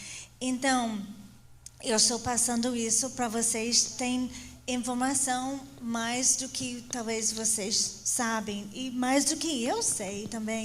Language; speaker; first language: Portuguese; non-native, fluent; English